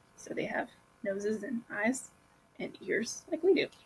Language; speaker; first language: English; native; English